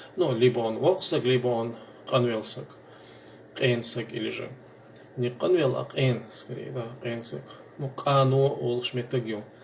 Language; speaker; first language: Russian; non-native, local second language; Chechen